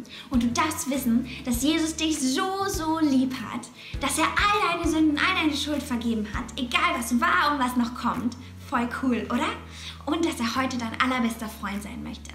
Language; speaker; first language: German; native; German